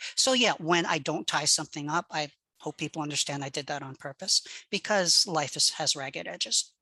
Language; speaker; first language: English; early bilingual, other home language; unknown